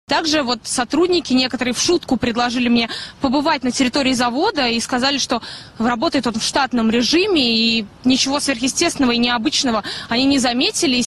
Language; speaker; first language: Russian; native; Russian